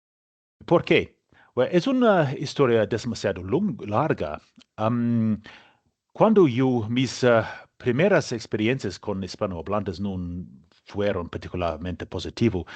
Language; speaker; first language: Spanish; non-native, learner; English